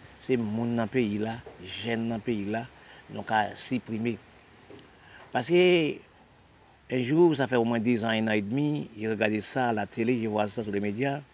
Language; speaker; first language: French; non-native, local second language; Haitian Creole